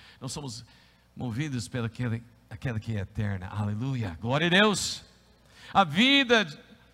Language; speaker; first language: Portuguese; non-native, fluent; English